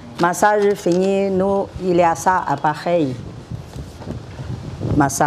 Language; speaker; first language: French; non-native, learner; Chinese